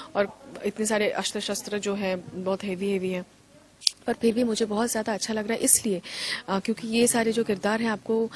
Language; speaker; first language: Hindi; non-native, local second language; Bangla